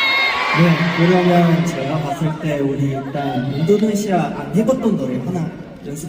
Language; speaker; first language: Korean; non-native, fluent; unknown